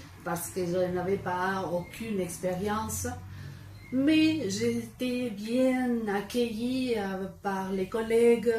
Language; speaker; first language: French; non-native, fluent; Spanish